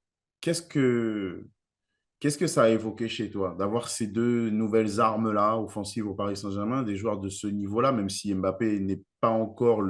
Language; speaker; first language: French; native; French